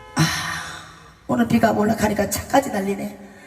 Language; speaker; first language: Korean; native; Korean